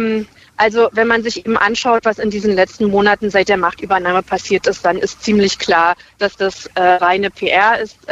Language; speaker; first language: German; native; German